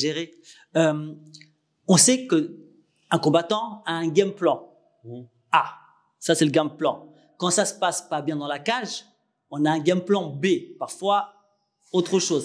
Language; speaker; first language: French; native; French